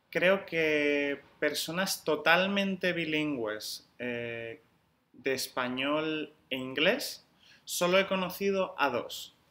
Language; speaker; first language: Spanish; native; Spanish